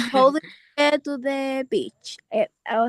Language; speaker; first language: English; non-native, learner; Spanish